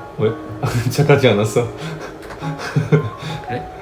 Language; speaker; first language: Korean; non-native, fluent; Chinese